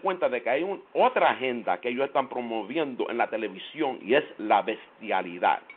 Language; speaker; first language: Spanish; non-native, fluent; English